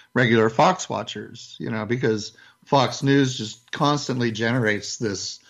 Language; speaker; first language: English; native; English